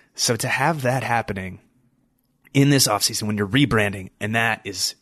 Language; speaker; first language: English; native; English